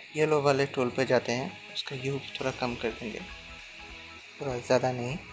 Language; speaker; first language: Hindi; non-native, local second language; Bangla